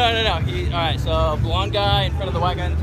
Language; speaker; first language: English; native; English